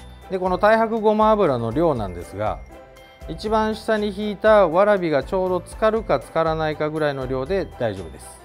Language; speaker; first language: Japanese; native; Japanese